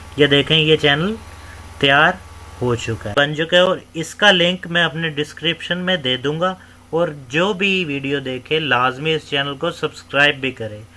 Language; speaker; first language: Urdu; non-native, local second language; Punjabi